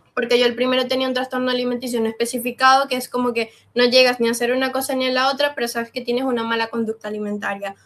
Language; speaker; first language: Spanish; native; Spanish